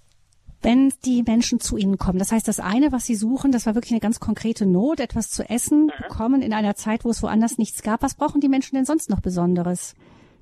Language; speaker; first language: German; native; German